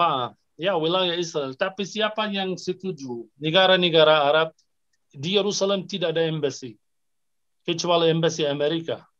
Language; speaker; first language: Indonesian; non-native, fluent; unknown